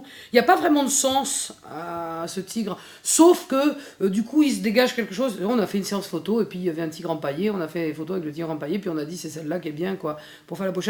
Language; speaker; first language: French; native; French